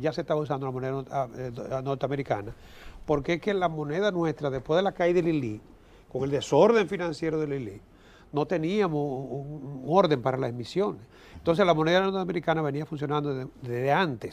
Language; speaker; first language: Spanish; native; Spanish